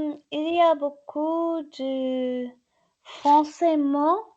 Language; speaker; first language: French; non-native, learner; English